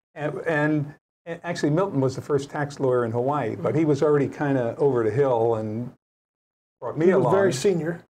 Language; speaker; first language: English; native; English